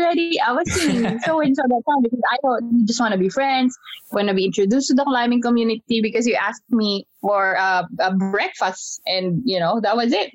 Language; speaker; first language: English; non-native, local second language; Filipino